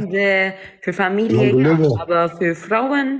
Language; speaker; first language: German; non-native, learner; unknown